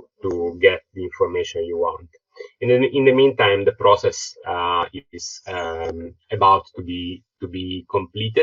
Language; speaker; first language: English; non-native, fluent; Italian